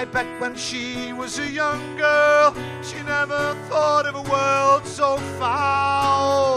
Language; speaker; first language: English; native; English